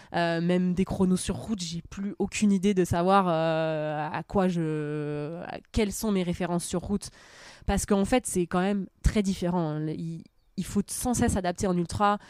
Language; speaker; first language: French; native; French